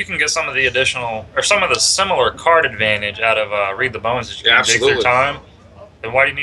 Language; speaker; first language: English; native; English